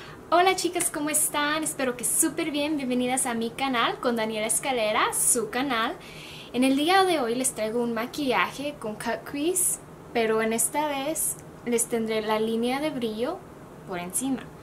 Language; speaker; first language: Spanish; early bilingual, heritage; Spanish